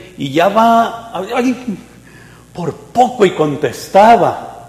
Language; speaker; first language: Spanish; native; Spanish